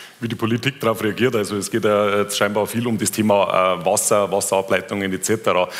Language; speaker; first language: German; native; German